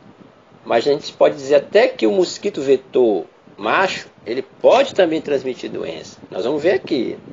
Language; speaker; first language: Portuguese; native; Portuguese